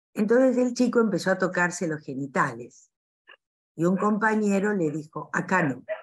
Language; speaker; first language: Spanish; native; Spanish